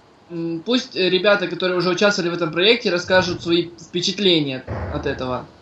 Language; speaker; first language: Russian; native; Russian